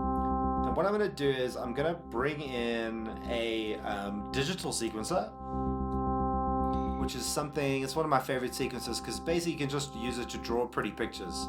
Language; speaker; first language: English; native; English